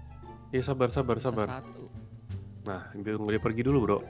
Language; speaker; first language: Indonesian; native; Indonesian